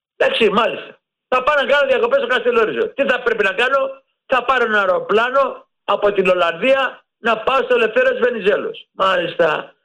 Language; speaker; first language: Greek; native; Greek